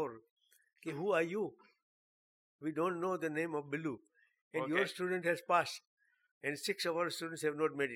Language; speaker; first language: English; non-native, local second language; Urdu